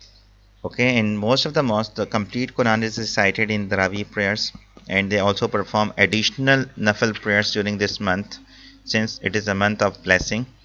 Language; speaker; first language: English; non-native, local second language; Urdu